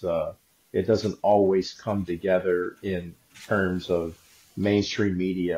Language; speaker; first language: English; native; English